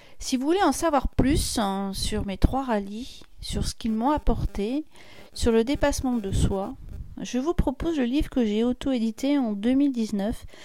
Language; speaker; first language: French; native; French